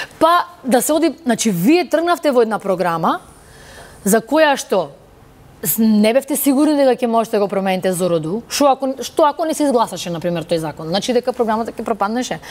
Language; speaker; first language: Macedonian; native; Macedonian